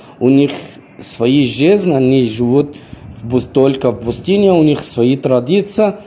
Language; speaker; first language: Russian; non-native, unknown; Arabic